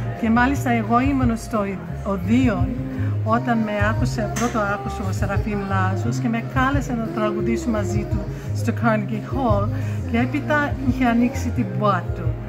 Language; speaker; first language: Greek; non-native, fluent; English